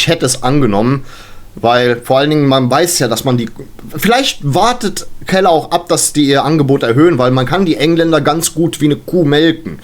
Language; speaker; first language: German; native; German